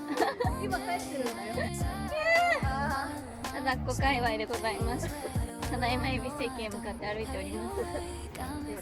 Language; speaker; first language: Japanese; native; Japanese